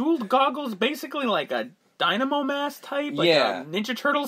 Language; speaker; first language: English; native; English